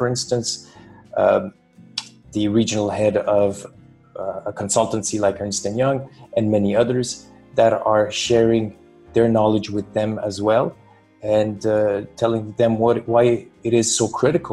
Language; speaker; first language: English; non-native, fluent; French